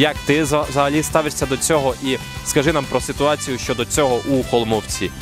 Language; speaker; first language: Ukrainian; native; Ukrainian